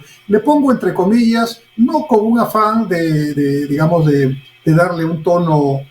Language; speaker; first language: Spanish; native; Spanish